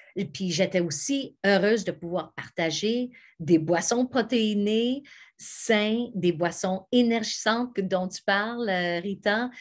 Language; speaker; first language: French; native; French